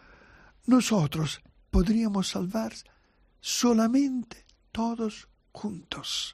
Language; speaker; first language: Spanish; non-native, fluent; Italian